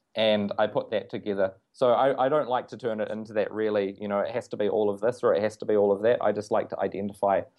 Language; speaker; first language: English; native; English